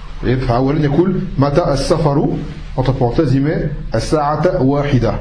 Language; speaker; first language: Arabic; non-native, fluent; French